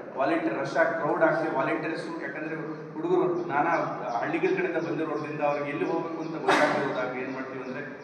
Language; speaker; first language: Kannada; native; Kannada